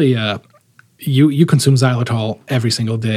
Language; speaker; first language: English; non-native, fluent; German